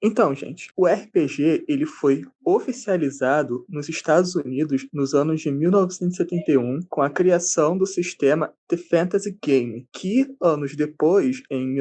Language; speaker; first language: Portuguese; native; Portuguese